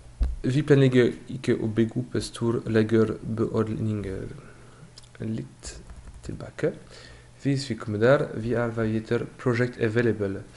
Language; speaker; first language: Norwegian; non-native, fluent; French